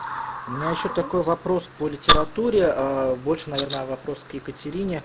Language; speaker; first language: Russian; native; Russian